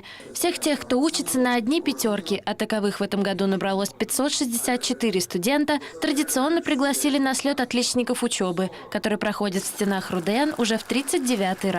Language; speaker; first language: Russian; native; Russian